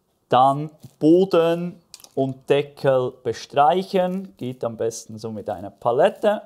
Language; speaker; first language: German; native; German